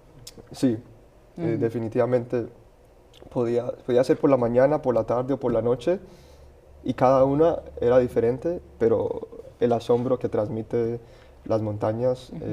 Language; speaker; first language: Spanish; early bilingual, heritage; Spanish